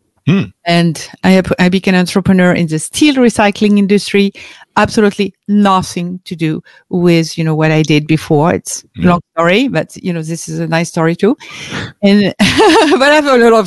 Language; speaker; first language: English; non-native, fluent; French